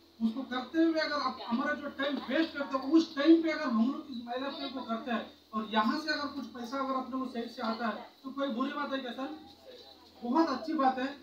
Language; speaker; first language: Hindi; non-native, local second language; Kannada